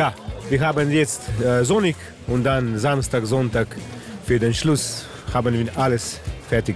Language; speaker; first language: German; non-native, learner; Slovenian